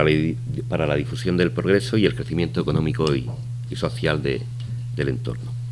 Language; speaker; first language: Spanish; native; Spanish